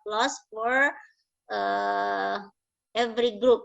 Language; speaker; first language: English; non-native, learner; Indonesian